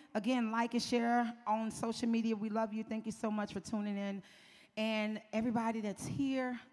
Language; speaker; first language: English; native; English